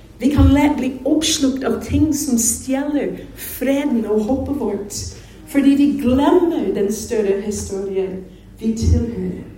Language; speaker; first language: Norwegian; non-native, fluent; English